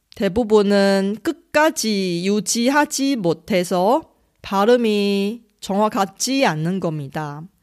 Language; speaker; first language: Korean; non-native, fluent; Chinese